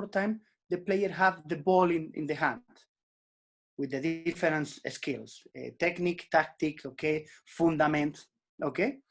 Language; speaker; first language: English; non-native, learner; Spanish